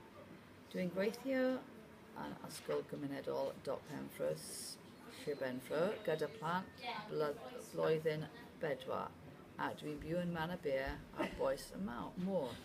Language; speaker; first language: Welsh; non-native, learner; English